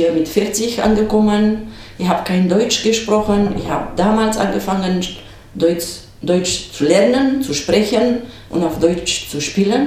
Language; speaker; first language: German; non-native, fluent; Romanian